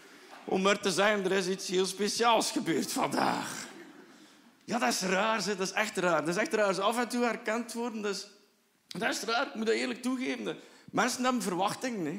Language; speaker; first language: Dutch; native; Dutch